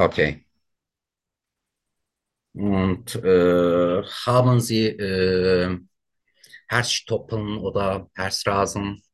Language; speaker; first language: German; non-native, learner; Turkish